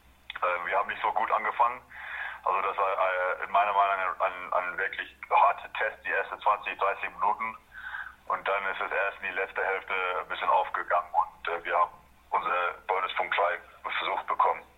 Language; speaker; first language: German; non-native, fluent; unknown